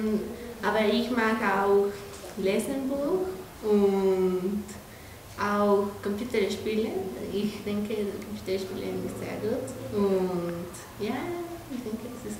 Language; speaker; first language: German; non-native, learner; Spanish